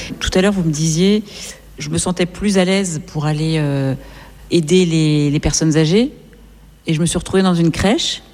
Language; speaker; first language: French; native; French